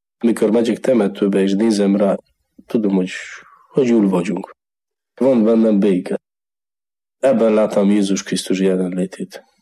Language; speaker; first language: Hungarian; non-native, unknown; Polish